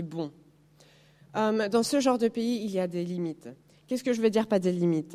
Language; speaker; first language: French; non-native, fluent; Spanish